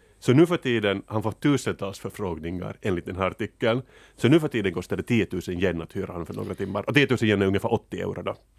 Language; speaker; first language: Swedish; native; Swedish